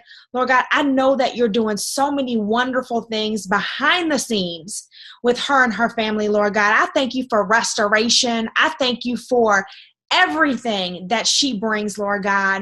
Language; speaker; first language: English; native; English